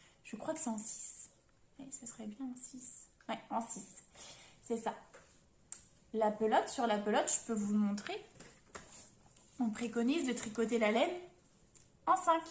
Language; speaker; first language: French; native; French